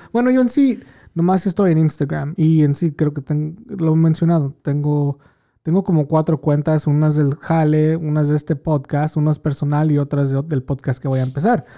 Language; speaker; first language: Spanish; early bilingual, heritage; Spanish